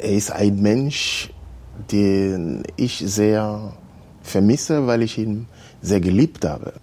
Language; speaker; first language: German; non-native, fluent; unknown